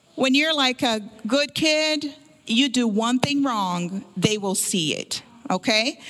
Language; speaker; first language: English; early bilingual, other home language; Portuguese